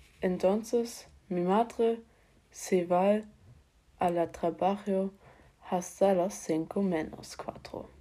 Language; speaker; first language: Spanish; non-native, learner; German